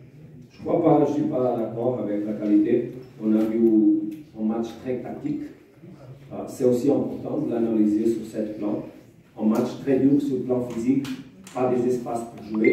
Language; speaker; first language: French; non-native, fluent; Portuguese